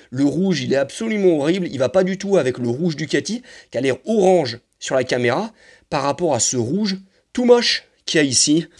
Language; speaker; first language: French; native; French